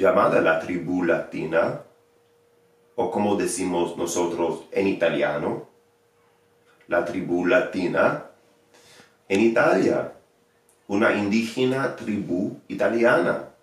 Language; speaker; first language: Spanish; non-native, fluent; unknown